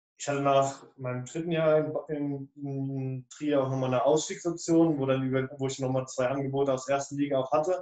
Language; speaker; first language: German; native; German